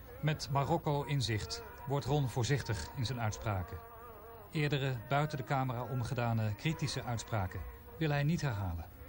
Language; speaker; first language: Dutch; native; Dutch